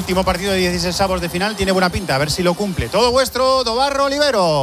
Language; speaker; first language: Spanish; native; Spanish